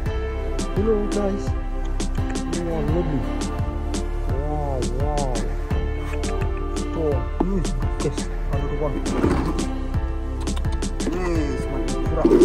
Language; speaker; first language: English; non-native, learner; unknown